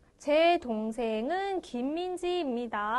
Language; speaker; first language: Korean; non-native, fluent; Chinese